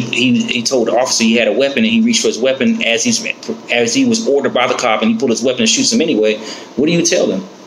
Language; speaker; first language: English; native; English